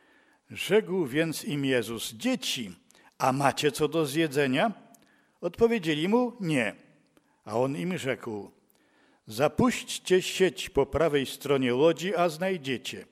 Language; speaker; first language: Polish; native; Polish